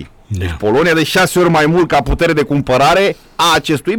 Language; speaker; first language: Romanian; native; Romanian